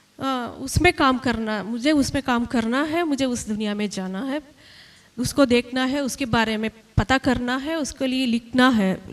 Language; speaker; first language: Hindi; non-native, local second language; Kannada